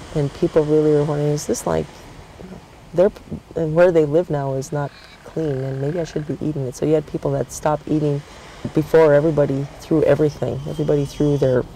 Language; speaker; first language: English; native; English